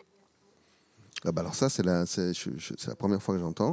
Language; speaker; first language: French; native; French